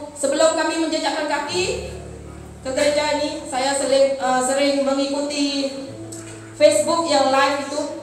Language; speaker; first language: Malay; non-native, local second language; Iban